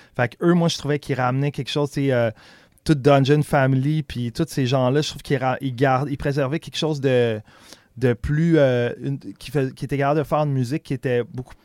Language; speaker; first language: French; native; French